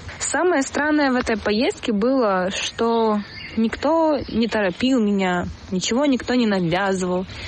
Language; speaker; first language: Russian; native; Russian